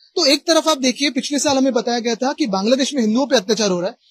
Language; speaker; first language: Hindi; non-native, local second language; Marathi